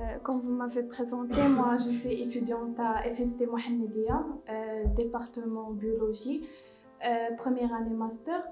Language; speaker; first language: French; non-native, local second language; Arabic